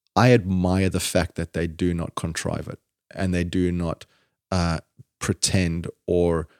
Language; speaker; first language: English; native; English